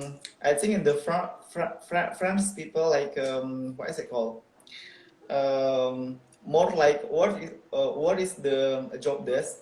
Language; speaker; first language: English; non-native, local second language; Indonesian